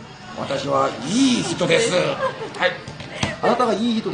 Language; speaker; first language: Japanese; non-native, learner; Korean